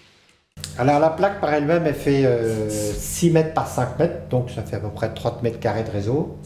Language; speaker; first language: French; native; French